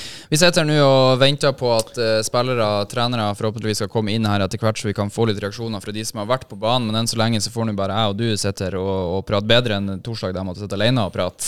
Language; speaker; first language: Norwegian; native; Norwegian